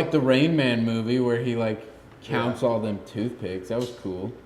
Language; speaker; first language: English; native; English